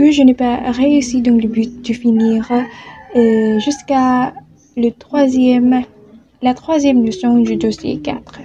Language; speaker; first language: French; non-native, learner; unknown